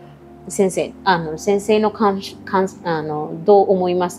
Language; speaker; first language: Japanese; non-native, local second language; Bangla